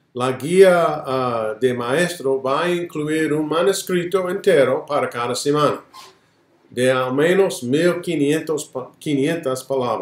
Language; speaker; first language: Spanish; non-native, fluent; English